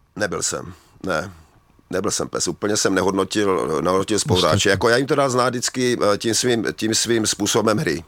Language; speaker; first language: Czech; native; Czech